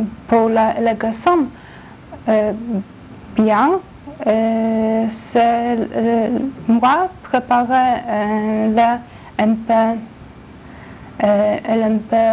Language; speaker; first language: French; non-native, learner; Polish